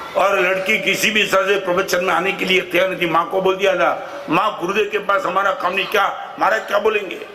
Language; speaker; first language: Hindi; non-native, local second language; Gujarati